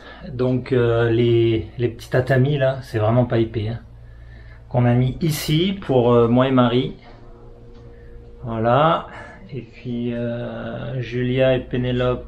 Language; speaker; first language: French; native; French